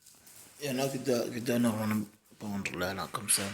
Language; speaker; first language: French; native; French